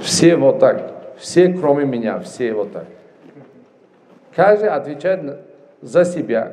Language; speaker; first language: Russian; non-native, local second language; Tajik